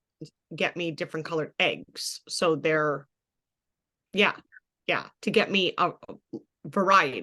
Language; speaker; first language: English; native; English